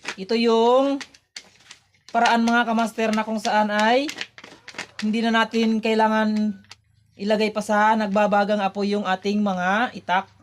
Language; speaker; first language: Filipino; native; Filipino